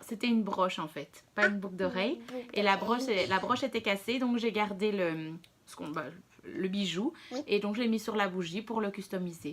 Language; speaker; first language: French; native; French